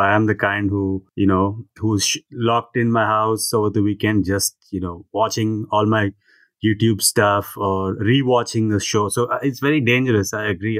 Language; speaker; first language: English; non-native, local second language; Telugu